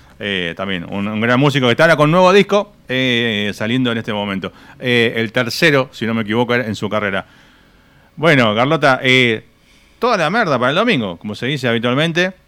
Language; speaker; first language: Spanish; native; Spanish